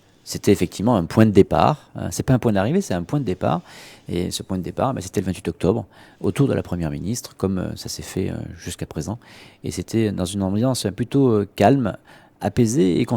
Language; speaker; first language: French; native; French